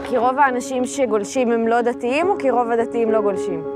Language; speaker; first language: Hebrew; native; Hebrew